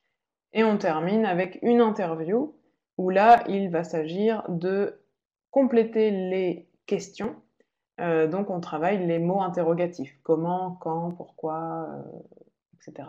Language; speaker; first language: French; native; French